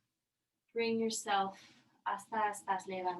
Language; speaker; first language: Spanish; non-native, learner; English